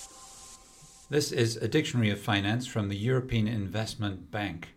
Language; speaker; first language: English; native; English